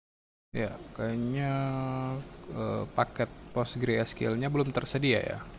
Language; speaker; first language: Indonesian; native; Indonesian